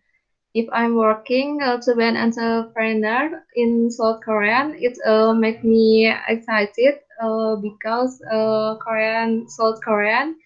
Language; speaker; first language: English; non-native, learner; Indonesian